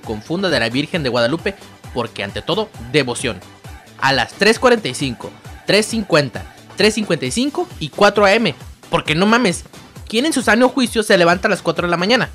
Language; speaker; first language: Spanish; native; Spanish